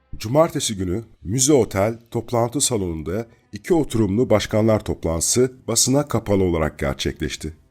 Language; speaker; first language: Turkish; native; Turkish